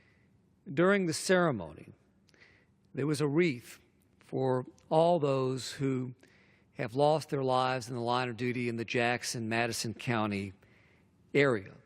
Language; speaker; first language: English; native; English